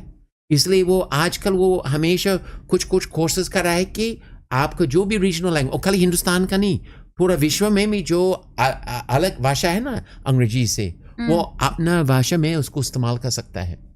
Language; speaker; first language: Hindi; non-native, fluent; English